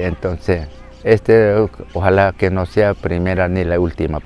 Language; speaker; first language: Spanish; non-native, local second language; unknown